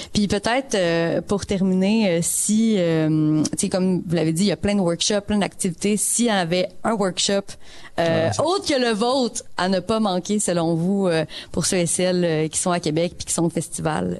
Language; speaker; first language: French; native; French